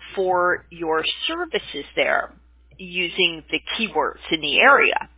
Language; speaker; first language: English; native; English